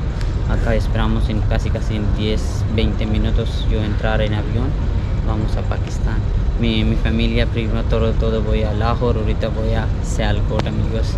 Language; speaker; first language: Spanish; non-native, learner; Punjabi